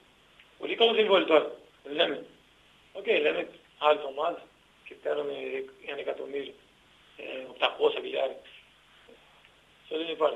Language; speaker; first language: Greek; non-native, learner; Portuguese